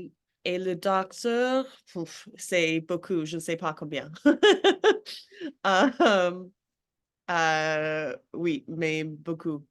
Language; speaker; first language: French; non-native, learner; English